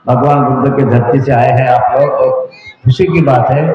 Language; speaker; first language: Hindi; non-native, local second language; Marathi